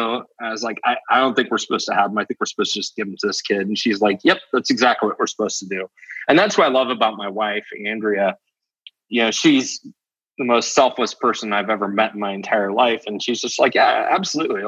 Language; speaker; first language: English; native; English